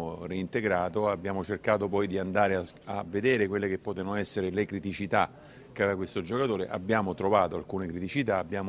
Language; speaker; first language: Italian; native; Italian